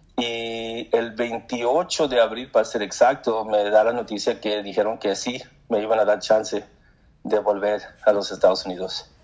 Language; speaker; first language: Spanish; early bilingual, heritage; Spanish